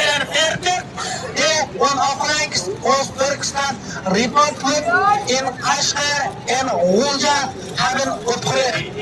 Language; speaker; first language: Dutch; non-native, learner; Uyghur